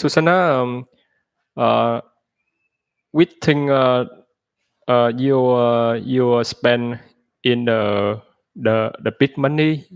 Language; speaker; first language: English; non-native, learner; Vietnamese